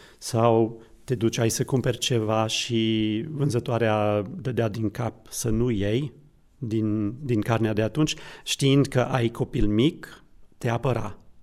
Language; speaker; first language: Romanian; non-native, fluent; English